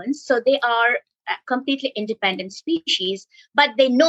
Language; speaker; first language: English; non-native, local second language; Bangla